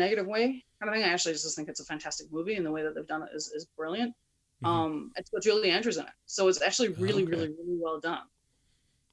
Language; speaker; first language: English; native; English